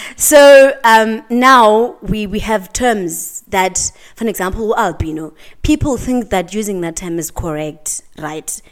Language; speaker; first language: English; non-native, local second language; Xhosa